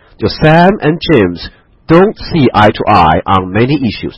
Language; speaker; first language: English; non-native, fluent; Chinese